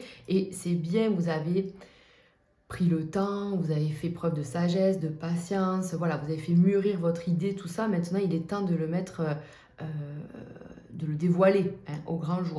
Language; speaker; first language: French; native; French